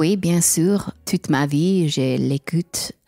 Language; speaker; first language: French; non-native, learner; English